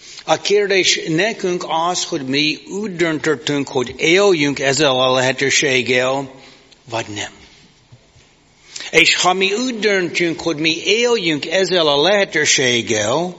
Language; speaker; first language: Hungarian; non-native, fluent; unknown